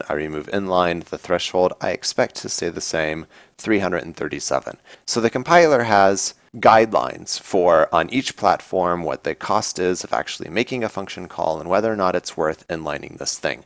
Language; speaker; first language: English; native; English